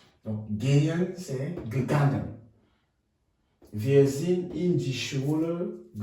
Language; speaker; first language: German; non-native, fluent; French